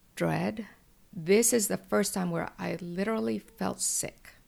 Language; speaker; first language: English; early bilingual, other home language; Spanish